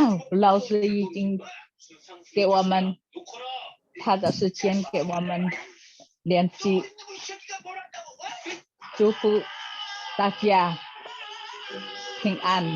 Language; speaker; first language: Chinese; non-native, learner; Indonesian